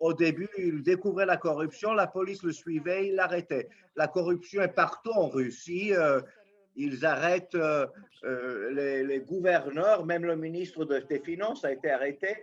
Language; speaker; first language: French; non-native, local second language; Serbian